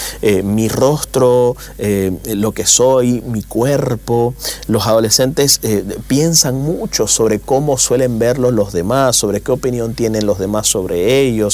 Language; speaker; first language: Spanish; native; Spanish